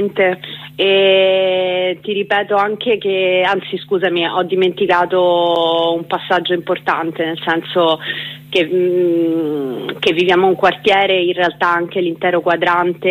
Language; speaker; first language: Italian; native; Italian